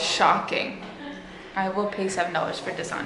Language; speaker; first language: English; native; English